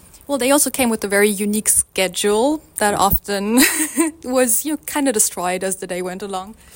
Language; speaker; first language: English; non-native, fluent; German